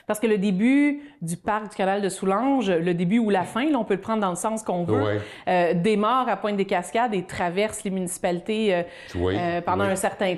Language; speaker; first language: French; native; French